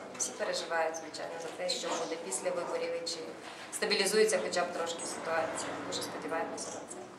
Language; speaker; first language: Ukrainian; native; Ukrainian